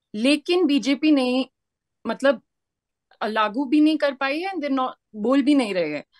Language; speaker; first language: Hindi; native; Hindi